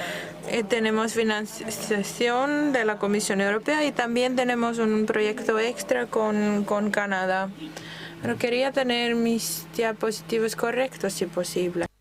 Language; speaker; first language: Spanish; non-native, fluent; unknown